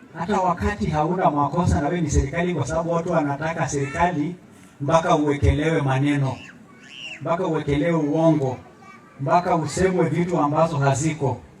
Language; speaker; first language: Swahili; non-native, local second language; Masai